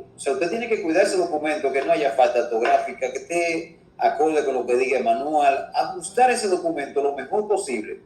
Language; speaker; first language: Spanish; native; Spanish